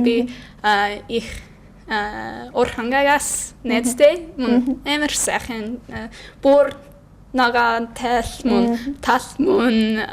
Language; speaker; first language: Mongolian; non-native, learner; English